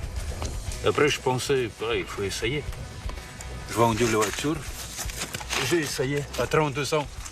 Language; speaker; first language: French; non-native, learner; Russian